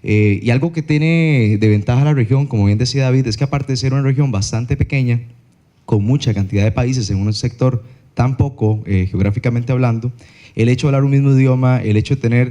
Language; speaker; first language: Spanish; native; Spanish